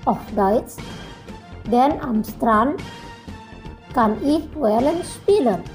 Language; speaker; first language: German; non-native, fluent; Indonesian